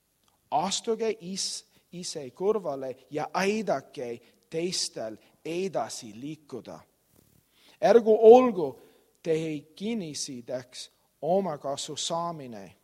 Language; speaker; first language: Estonian; non-native, learner; English